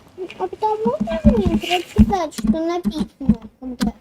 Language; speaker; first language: Russian; native; Russian